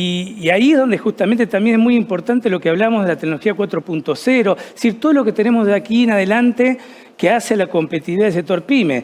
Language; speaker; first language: Spanish; native; Spanish